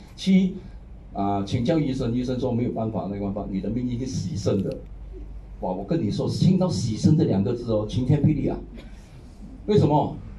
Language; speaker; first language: Chinese; non-native, local second language; Hakka Chinese